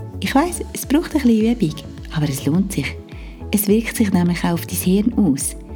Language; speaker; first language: German; native; German